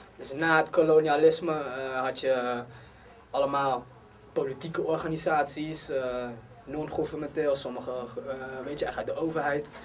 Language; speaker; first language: Dutch; early bilingual, other home language; Somali